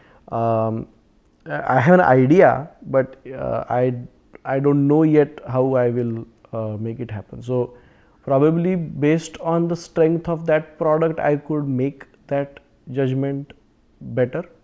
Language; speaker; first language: English; non-native, local second language; Marathi